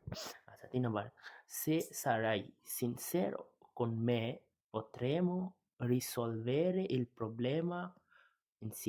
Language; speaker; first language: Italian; non-native, learner; Bangla